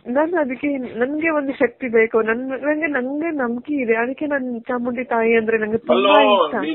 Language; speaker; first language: Kannada; native; Kannada